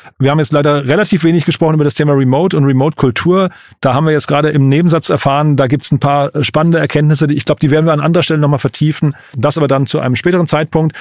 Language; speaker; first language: German; native; German